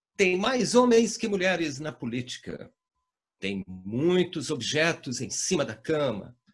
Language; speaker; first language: Portuguese; native; Portuguese